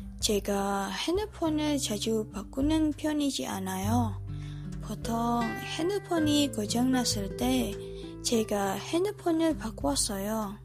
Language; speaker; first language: Korean; non-native, learner; Indonesian